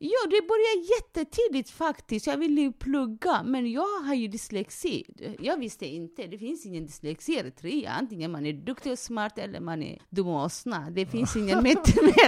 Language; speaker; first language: Swedish; non-native, fluent; Tigrinya